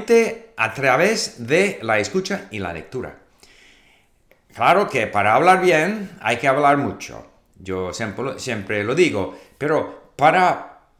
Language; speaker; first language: Spanish; non-native, fluent; English